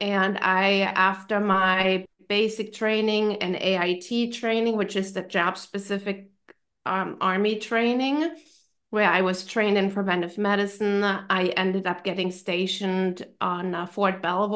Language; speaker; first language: English; non-native, fluent; German